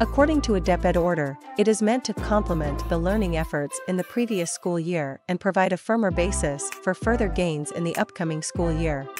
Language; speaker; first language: English; non-native, local second language; Filipino